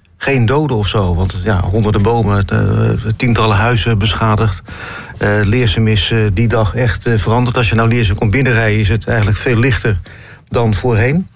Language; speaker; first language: Dutch; native; Dutch